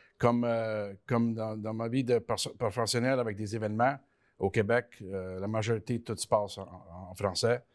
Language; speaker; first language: French; early bilingual, other home language; Italian